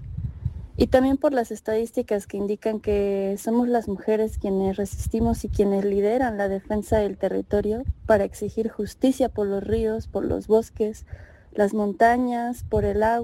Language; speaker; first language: Spanish; native; Spanish